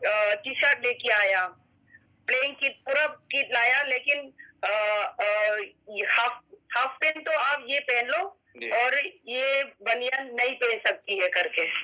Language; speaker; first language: Hindi; non-native, local second language; Manipuri